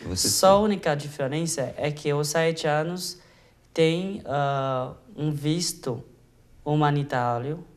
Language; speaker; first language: Portuguese; non-native, fluent; Haitian Creole